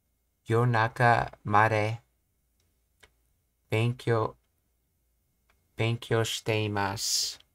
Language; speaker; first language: Japanese; non-native, learner; English